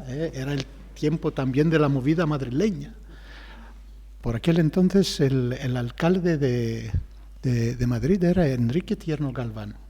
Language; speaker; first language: Spanish; non-native, fluent; Greek